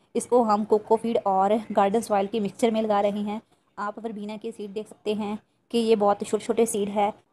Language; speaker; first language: Hindi; non-native, local second language; Punjabi